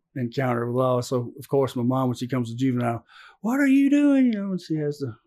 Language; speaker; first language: English; native; English